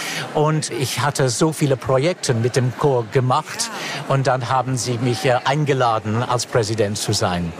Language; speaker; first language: German; non-native, fluent; English